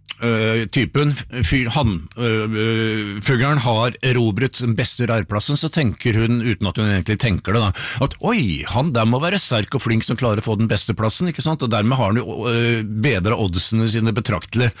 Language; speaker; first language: Norwegian; native; Norwegian